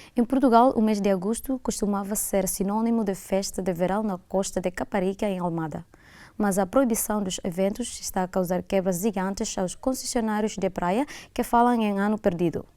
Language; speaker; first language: Portuguese; non-native, local second language; Tetum